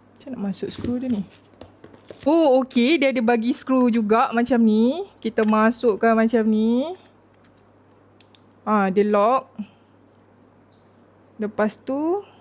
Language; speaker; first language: Malay; native; Malay